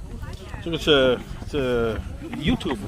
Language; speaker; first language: Chinese; non-native, learner; English